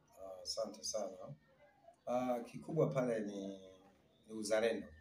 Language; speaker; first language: Swahili; non-native, local second language; Sukuma